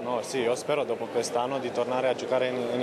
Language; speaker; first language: Italian; non-native, learner; Romanian